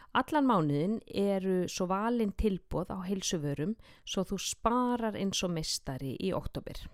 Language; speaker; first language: Icelandic; native; Icelandic